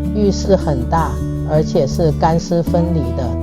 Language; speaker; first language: Chinese; native; Chinese